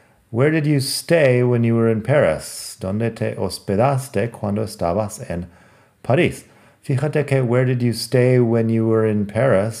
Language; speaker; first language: English; native; English